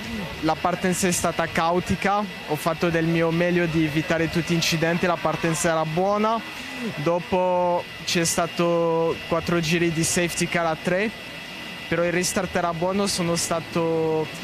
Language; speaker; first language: Italian; non-native, fluent; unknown